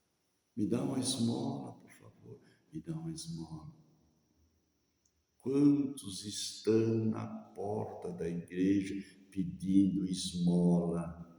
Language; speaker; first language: Portuguese; native; Portuguese